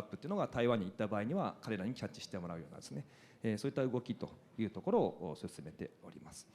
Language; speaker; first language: Japanese; native; Japanese